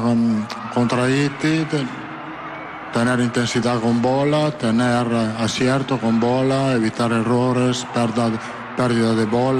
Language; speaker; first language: Portuguese; non-native, fluent; Italian